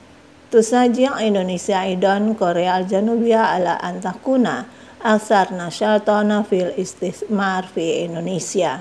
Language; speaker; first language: Arabic; non-native, fluent; Indonesian